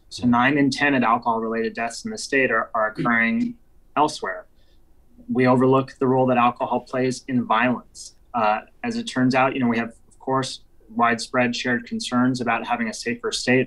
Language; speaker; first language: English; native; English